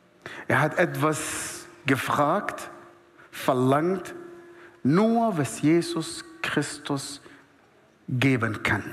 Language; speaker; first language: German; non-native, fluent; Arabic